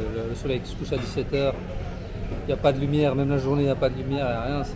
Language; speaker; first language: French; native; French